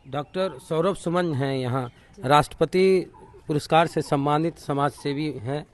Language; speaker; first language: Hindi; native; Hindi